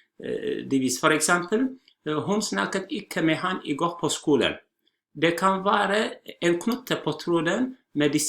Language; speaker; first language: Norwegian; non-native, learner; Tigrinya